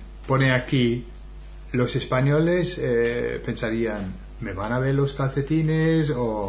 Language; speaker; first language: Spanish; non-native, fluent; English